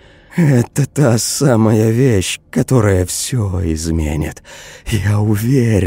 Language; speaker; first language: Russian; native; Russian